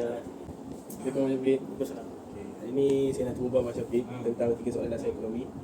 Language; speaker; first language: Malay; native; Malay